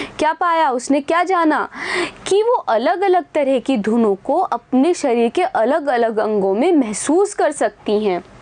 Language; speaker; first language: Hindi; native; Hindi